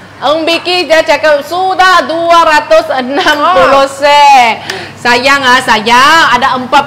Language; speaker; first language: Malay; non-native, local second language; Min Nan Chinese